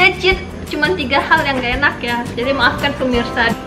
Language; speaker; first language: Indonesian; native; Indonesian